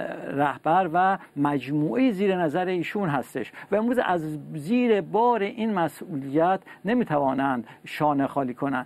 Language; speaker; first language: Persian; native; Persian